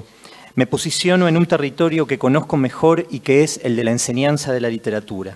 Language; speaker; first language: Spanish; native; Spanish